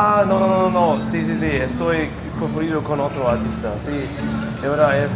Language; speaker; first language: Spanish; non-native, learner; English